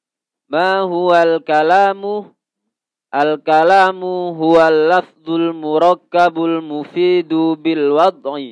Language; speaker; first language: Arabic; non-native, learner; Indonesian